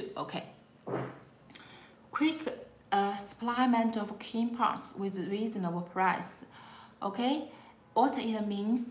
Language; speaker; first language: English; non-native, learner; Chinese